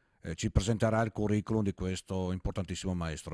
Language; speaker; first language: Italian; native; Italian